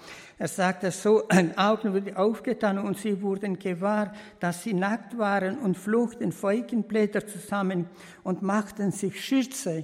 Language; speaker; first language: German; early bilingual, heritage; German